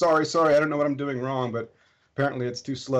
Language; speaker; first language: English; native; English